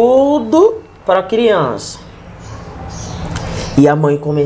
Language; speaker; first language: Portuguese; non-native, learner; Yoruba